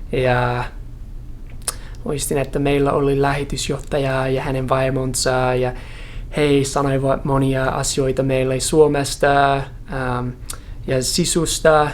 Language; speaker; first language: Finnish; non-native, fluent; English